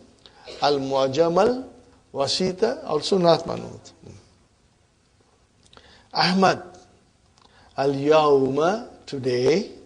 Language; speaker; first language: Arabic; non-native, fluent; English